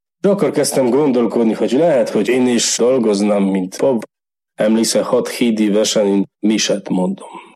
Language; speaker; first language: Hungarian; non-native, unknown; Polish